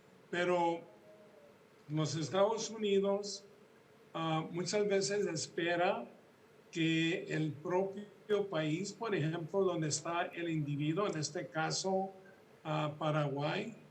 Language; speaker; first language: Spanish; early bilingual, heritage; Spanish